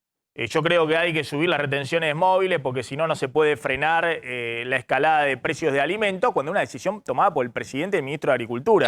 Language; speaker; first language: Spanish; native; Spanish